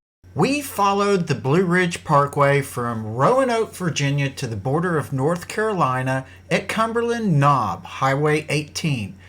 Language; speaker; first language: English; native; English